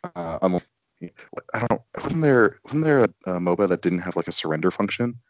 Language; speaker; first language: English; native; English